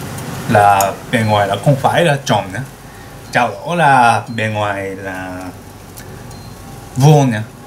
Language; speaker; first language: Vietnamese; non-native, learner; Japanese